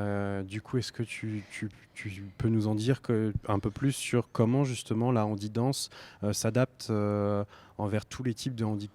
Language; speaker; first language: French; native; French